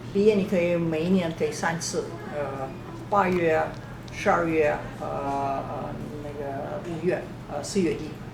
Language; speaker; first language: Chinese; non-native, fluent; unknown